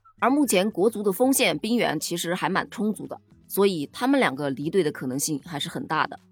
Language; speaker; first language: Chinese; native; Chinese